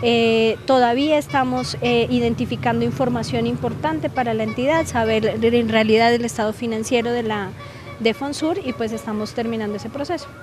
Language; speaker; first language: Spanish; native; Spanish